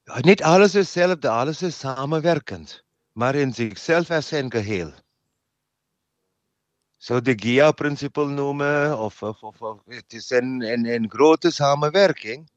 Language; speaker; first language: Dutch; non-native, learner; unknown